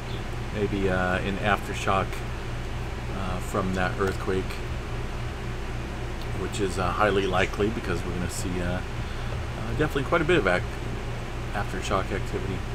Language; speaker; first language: English; native; English